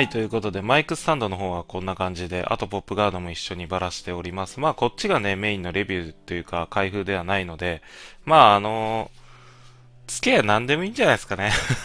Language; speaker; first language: Japanese; native; Japanese